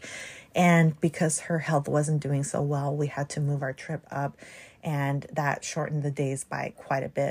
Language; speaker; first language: English; native; English